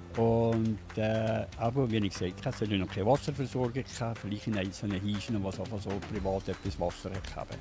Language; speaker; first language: German; native; German